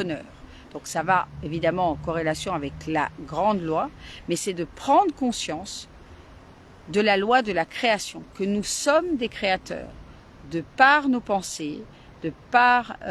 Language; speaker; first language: French; native; French